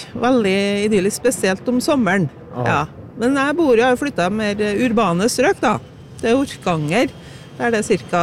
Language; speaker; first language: Norwegian; native; Norwegian